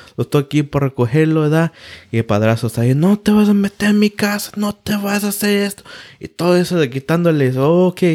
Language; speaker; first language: Spanish; early bilingual, heritage; Spanish